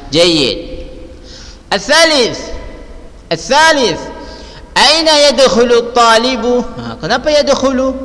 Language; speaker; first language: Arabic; non-native, fluent; Indonesian